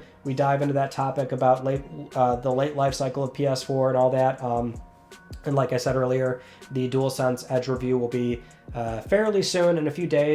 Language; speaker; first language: English; native; English